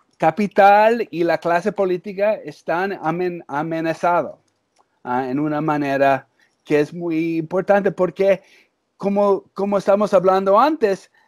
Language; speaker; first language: Spanish; early bilingual, heritage; English